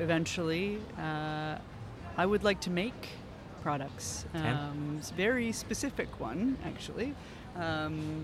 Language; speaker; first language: English; native; English